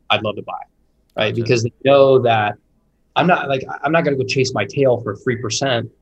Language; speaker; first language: English; native; English